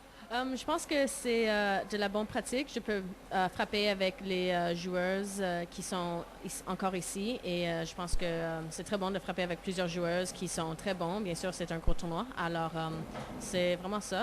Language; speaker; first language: French; non-native, local second language; English